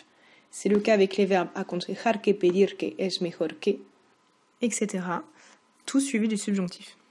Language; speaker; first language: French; native; French